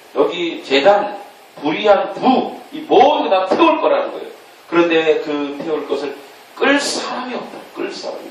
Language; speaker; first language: Korean; native; Korean